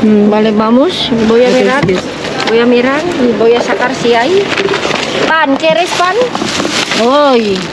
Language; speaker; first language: Spanish; non-native, learner; Filipino